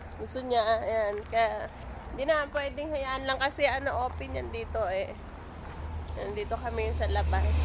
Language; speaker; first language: Filipino; native; Filipino